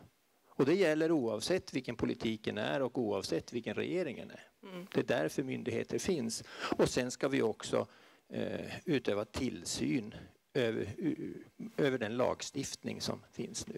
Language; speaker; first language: Swedish; native; Swedish